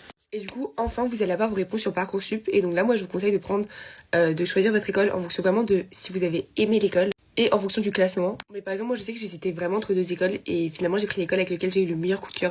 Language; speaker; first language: French; native; French